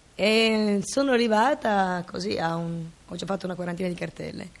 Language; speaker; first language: Italian; native; Italian